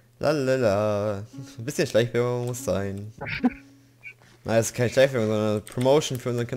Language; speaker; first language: German; native; German